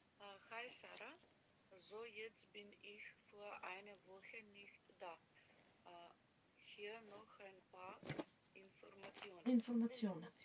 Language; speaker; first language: German; non-native, learner; Macedonian